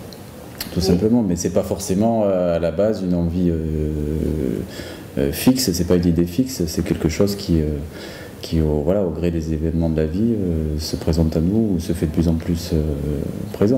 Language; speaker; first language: French; native; French